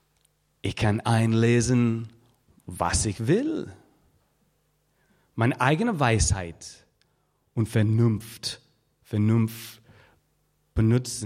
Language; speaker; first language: German; non-native, fluent; English